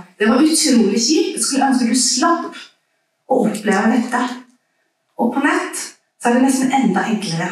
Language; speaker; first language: Norwegian; early bilingual, other home language; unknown